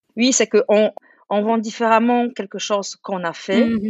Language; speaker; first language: French; non-native, fluent; Polish